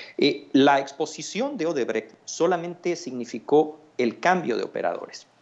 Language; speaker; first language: Spanish; native; Spanish